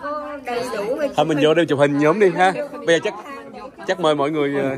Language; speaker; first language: Vietnamese; early bilingual, heritage; Vietnamese